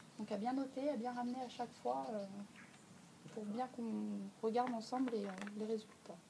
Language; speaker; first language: French; native; French